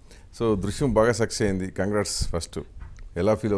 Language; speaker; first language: Telugu; native; Telugu